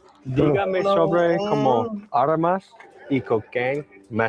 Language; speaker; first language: Spanish; non-native, learner; English